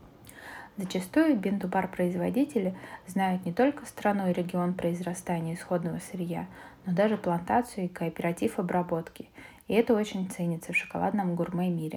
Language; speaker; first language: Russian; native; Russian